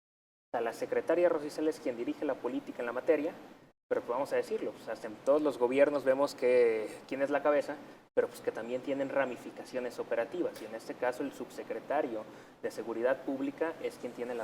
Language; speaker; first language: Spanish; native; Spanish